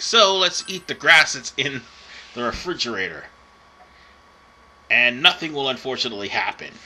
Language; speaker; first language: English; native; English